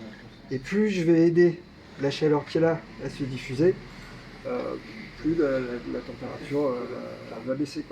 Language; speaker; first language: French; native; French